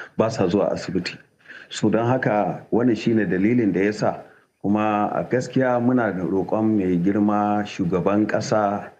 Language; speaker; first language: Hausa; native; Hausa